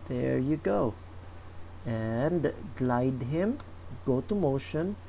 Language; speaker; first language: English; non-native, local second language; Filipino